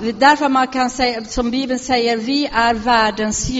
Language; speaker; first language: Swedish; non-native, fluent; Arabic